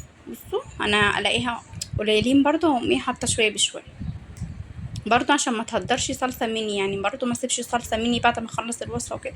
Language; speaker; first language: Arabic; native; Arabic